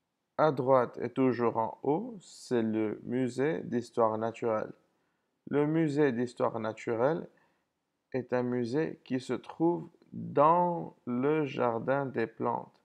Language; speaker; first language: French; non-native, fluent; English